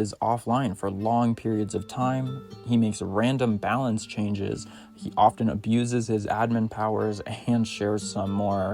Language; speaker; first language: English; native; English